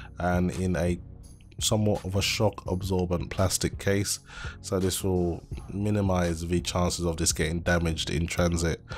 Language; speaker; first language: English; native; English